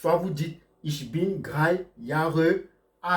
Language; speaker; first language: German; non-native, fluent; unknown